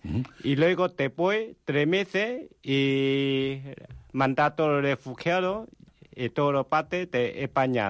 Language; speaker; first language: Spanish; non-native, learner; Vietnamese